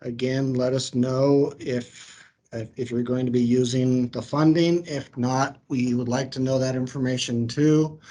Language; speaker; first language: English; native; English